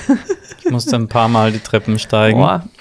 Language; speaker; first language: German; native; German